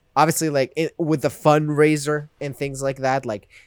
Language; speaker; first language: English; non-native, fluent; Spanish